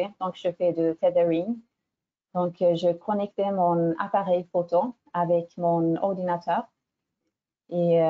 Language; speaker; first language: French; non-native, fluent; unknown